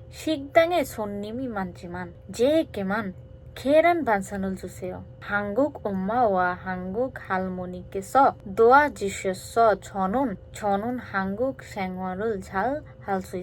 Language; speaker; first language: Korean; non-native, learner; Bangla